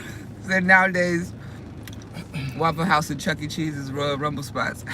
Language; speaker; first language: English; native; English